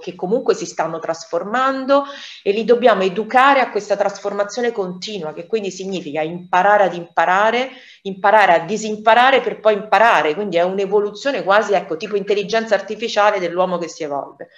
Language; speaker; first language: Italian; native; Italian